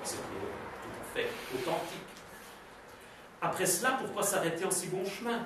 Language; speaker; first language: French; native; French